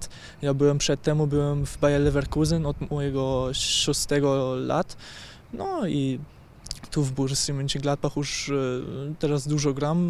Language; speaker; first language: Polish; early bilingual, heritage; German